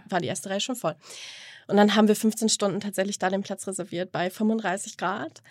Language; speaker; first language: German; native; German